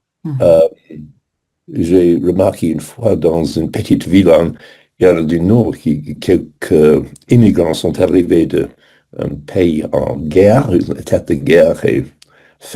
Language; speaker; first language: French; non-native, fluent; English